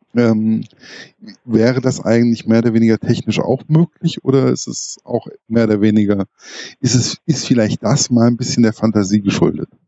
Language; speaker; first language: German; native; German